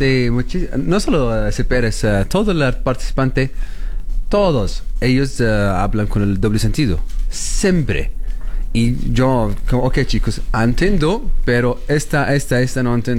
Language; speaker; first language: Spanish; non-native, learner; Arabic